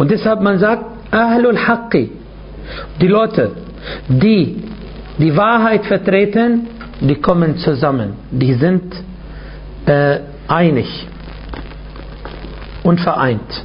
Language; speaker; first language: German; non-native, fluent; Arabic